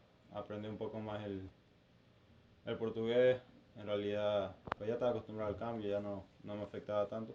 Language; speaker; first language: Spanish; native; Spanish